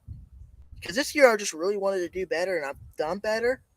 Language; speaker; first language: English; native; English